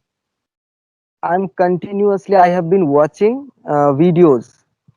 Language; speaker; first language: English; non-native, fluent; Bangla